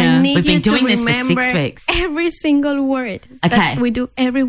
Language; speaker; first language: English; non-native, fluent; Spanish